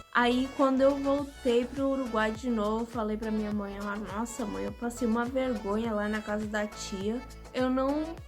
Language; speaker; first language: Portuguese; early bilingual, other home language; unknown